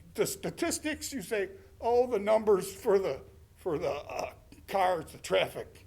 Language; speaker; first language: English; native; English